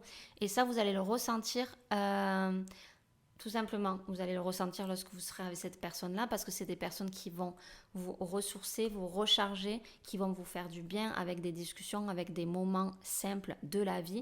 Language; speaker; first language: French; native; French